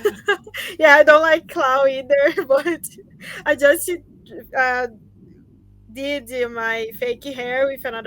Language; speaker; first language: English; non-native, learner; Portuguese